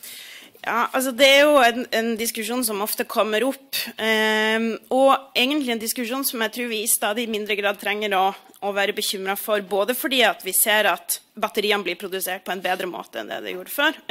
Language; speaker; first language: Norwegian; native; Norwegian